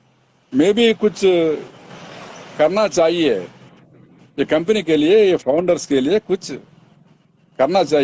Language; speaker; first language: Hindi; non-native, local second language; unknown